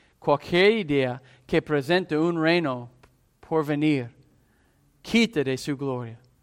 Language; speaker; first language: Spanish; non-native, fluent; English